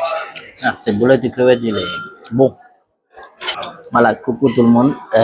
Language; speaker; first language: French; non-native, learner; Tamil